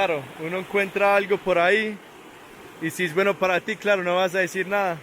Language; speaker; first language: Spanish; early bilingual, heritage; English